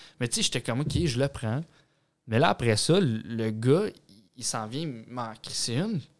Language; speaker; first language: French; native; French